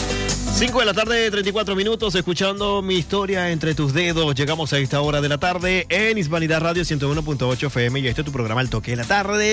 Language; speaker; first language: Spanish; native; Spanish